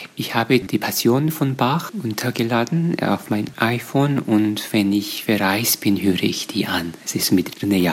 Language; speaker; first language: German; non-native, fluent; Korean